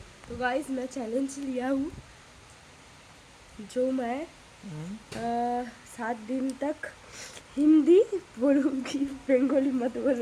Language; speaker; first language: Hindi; non-native, local second language; Bangla